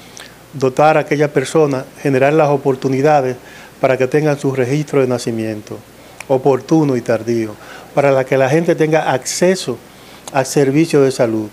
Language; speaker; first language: Spanish; native; Spanish